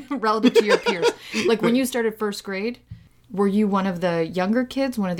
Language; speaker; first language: English; early bilingual, other home language; Russian